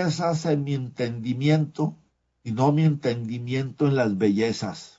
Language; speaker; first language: Spanish; native; Spanish